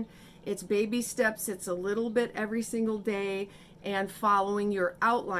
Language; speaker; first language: English; native; English